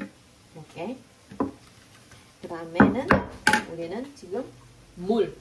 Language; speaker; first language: Korean; non-native, fluent; Vietnamese